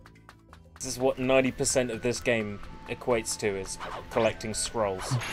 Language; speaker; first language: English; native; English